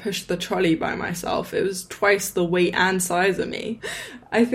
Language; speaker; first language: English; native; English